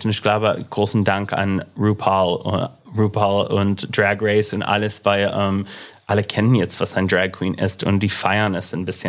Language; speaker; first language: German; non-native, fluent; English